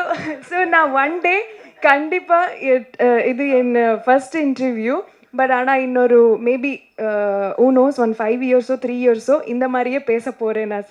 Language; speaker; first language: Tamil; non-native, learner; Kannada